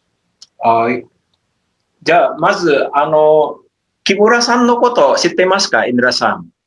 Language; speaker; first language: Japanese; non-native, fluent; Indonesian